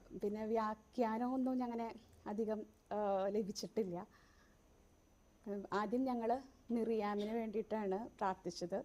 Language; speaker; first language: Malayalam; native; Malayalam